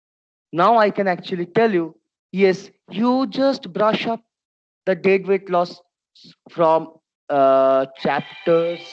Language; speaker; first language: English; non-native, local second language; Bangla